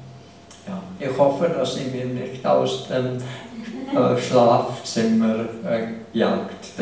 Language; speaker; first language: German; non-native, fluent; English